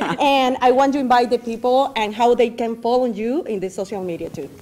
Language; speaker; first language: English; non-native, learner; Spanish